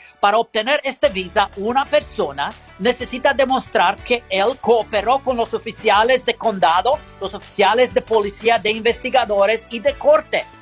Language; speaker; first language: Spanish; non-native, learner; English